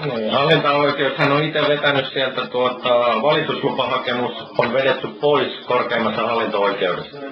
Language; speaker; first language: Finnish; native; Finnish